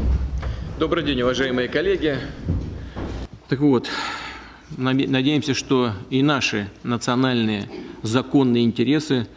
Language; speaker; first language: Russian; native; Russian